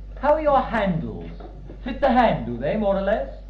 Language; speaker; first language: English; native; English